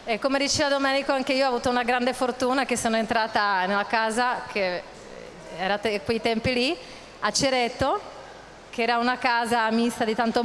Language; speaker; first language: Italian; non-native, fluent; Czech